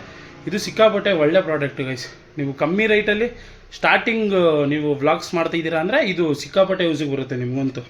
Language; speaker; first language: Kannada; native; Kannada